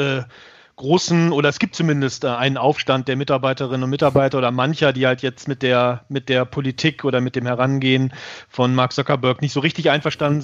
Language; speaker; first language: German; native; German